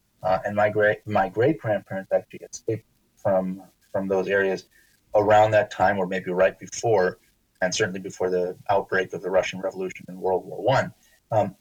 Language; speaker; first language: English; native; English